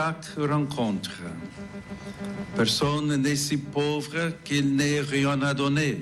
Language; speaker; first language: French; non-native, fluent; English